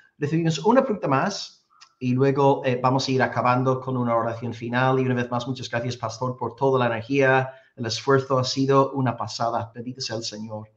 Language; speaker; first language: Spanish; non-native, fluent; English